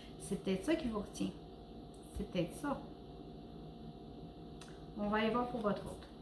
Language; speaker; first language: French; native; French